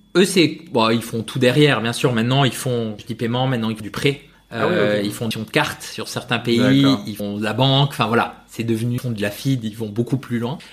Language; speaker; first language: French; non-native, fluent; Spanish